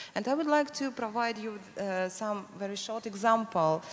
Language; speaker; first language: English; non-native, fluent; Russian